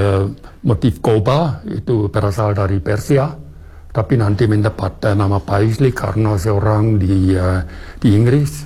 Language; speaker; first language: Indonesian; non-native, fluent; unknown